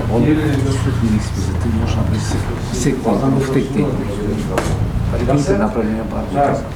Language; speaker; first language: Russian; non-native, local second language; Kazakh